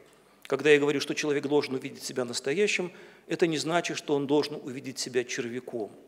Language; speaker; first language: Russian; native; Russian